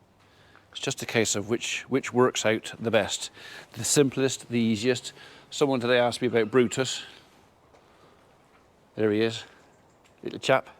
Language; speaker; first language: English; native; English